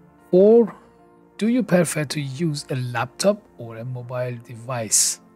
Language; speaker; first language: English; non-native, fluent; Persian